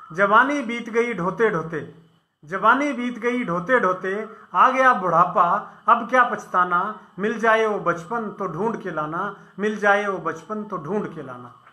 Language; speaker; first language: Hindi; non-native, local second language; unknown